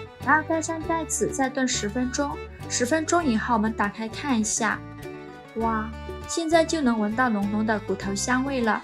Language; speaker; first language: Chinese; native; Chinese